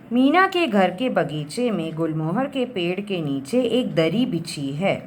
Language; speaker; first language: Hindi; non-native, local second language; Malayalam